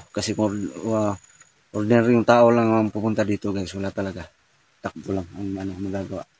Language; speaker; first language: Filipino; non-native, local second language; Cebuano